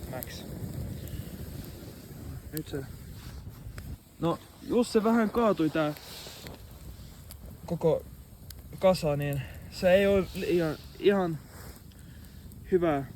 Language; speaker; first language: Finnish; non-native, local second language; Swedish